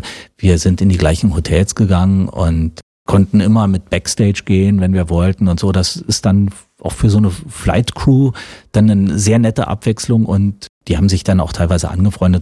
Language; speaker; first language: German; native; German